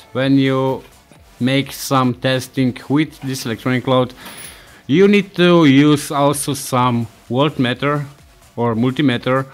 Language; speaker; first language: English; non-native, learner; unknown